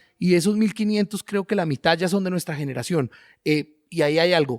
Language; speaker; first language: Spanish; native; Spanish